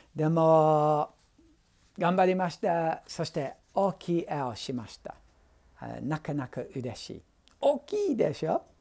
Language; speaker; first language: Japanese; non-native, learner; English